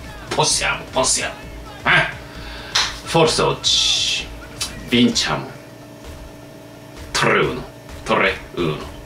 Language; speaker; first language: Italian; non-native, learner; Japanese